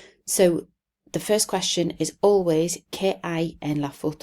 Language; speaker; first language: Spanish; non-native, fluent; English